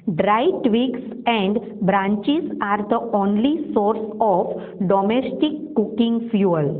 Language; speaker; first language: English; non-native, local second language; Gujarati